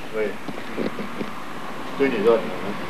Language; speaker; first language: French; native; French